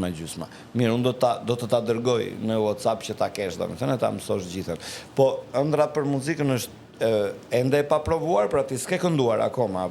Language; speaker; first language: Albanian; native; Albanian